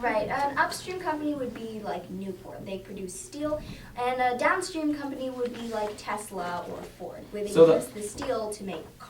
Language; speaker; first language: English; native; English